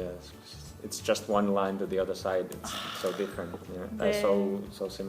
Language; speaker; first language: English; non-native, fluent; Finnish